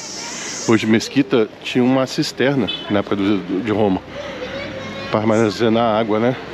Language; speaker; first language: Portuguese; native; Portuguese